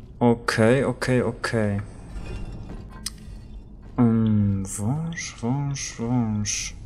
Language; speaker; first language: Polish; native; Polish